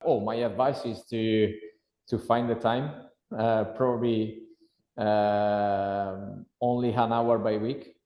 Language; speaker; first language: English; non-native, learner; Italian